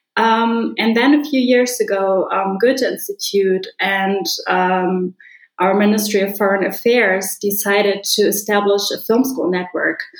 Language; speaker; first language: English; non-native, fluent; German